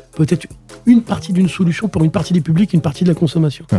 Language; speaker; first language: French; native; French